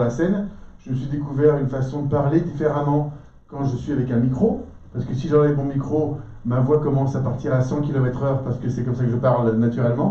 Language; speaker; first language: French; native; French